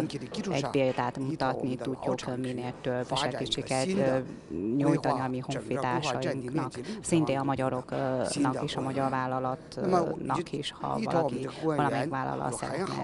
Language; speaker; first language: Hungarian; non-native, learner; Chinese